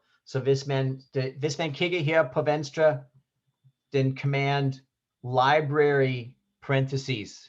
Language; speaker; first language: Danish; non-native, fluent; English